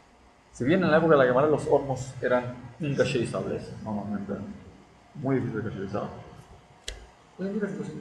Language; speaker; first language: Spanish; native; Spanish